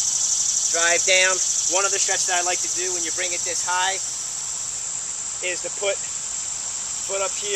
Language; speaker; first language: English; native; English